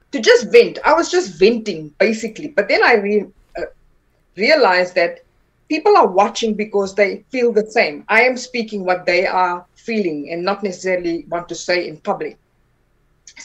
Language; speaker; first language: English; non-native, local second language; Afrikaans